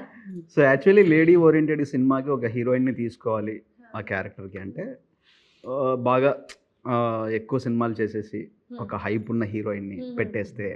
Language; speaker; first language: Telugu; native; Telugu